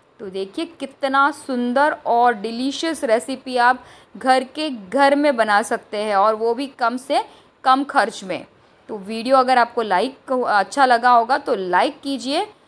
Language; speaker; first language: Hindi; non-native, local second language; Marathi